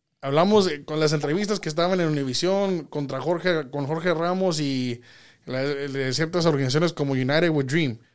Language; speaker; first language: Spanish; early bilingual, heritage; Spanish